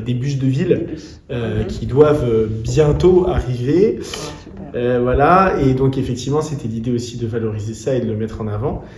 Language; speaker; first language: French; native; French